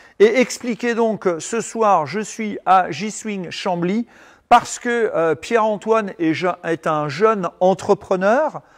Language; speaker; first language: French; native; French